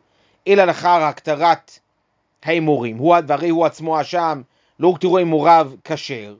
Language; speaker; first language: Hebrew; native; Hebrew